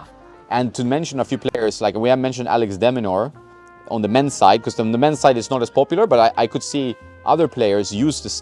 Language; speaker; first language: English; non-native, fluent; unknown